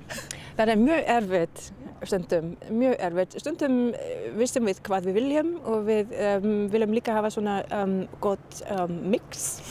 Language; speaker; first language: Icelandic; non-native, learner; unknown